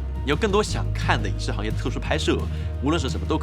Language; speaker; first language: Chinese; native; Chinese